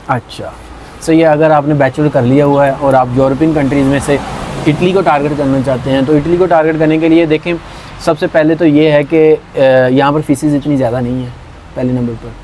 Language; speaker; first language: Urdu; non-native, local second language; Punjabi